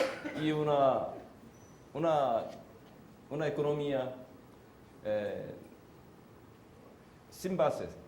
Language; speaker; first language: Spanish; non-native, fluent; Korean